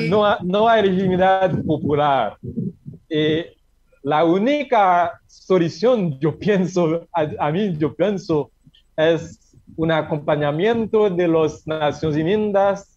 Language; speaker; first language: Spanish; non-native, learner; Haitian Creole